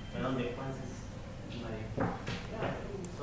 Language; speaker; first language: English; non-native, learner; Indonesian